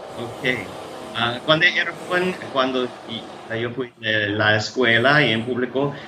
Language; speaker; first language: Spanish; non-native, learner; English